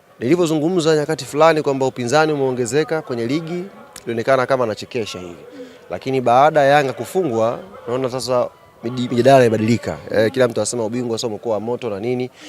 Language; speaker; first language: Swahili; native; Swahili